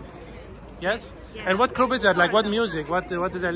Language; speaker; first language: English; non-native, learner; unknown